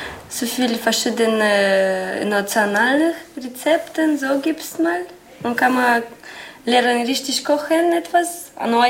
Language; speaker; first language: German; non-native, learner; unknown